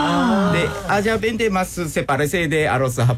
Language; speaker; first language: Spanish; non-native, learner; Japanese